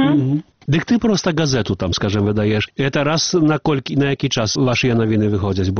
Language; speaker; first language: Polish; non-native, local second language; Belarusian